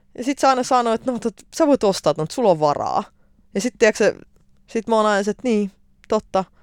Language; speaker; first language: Finnish; early bilingual, other home language; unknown